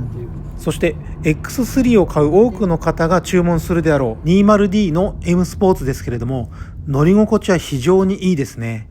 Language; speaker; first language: Japanese; native; Japanese